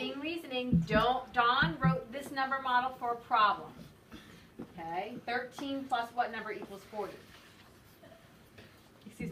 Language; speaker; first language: English; native; English